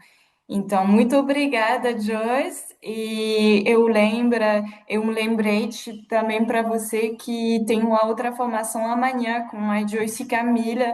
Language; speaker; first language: Portuguese; non-native, fluent; French